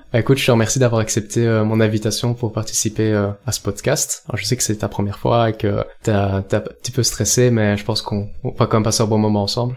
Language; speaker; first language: French; native; French